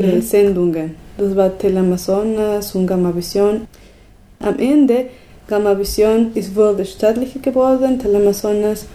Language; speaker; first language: German; non-native, learner; Spanish